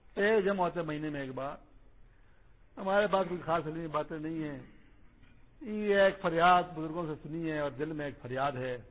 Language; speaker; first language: Urdu; non-native, local second language; Pashto